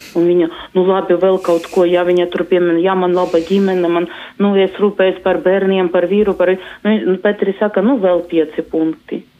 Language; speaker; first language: Latvian; non-native, local second language; Russian